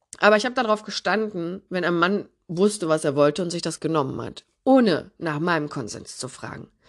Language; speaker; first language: German; early bilingual, other home language; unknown